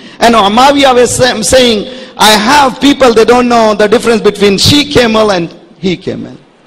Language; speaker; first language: English; non-native, local second language; Urdu